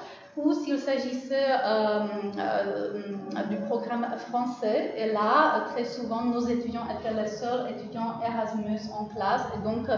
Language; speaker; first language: French; non-native, fluent; Czech